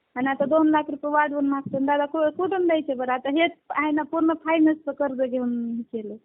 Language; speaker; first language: Marathi; native; Marathi